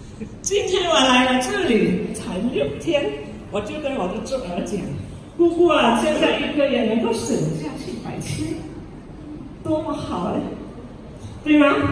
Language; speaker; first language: Chinese; early bilingual, heritage; Chinese